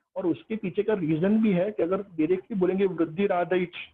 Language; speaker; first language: Hindi; non-native, local second language; Marathi